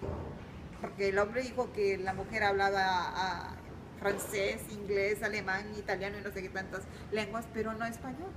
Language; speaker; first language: Spanish; early bilingual, heritage; Spanish